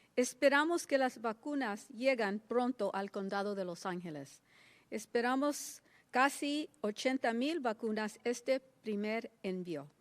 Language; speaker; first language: Spanish; early bilingual, heritage; Spanish